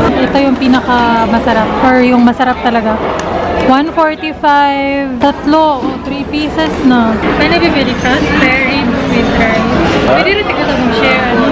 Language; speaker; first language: Filipino; non-native, local second language; Cebuano